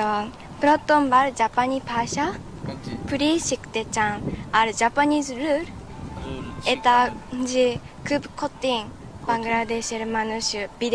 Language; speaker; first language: Bangla; non-native, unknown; Japanese